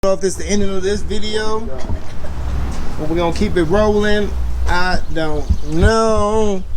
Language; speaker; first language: English; native; English